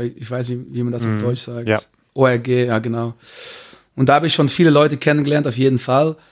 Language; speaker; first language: German; non-native, fluent; Dutch